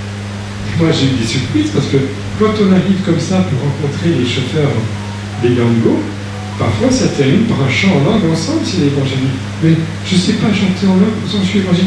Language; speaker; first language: French; native; French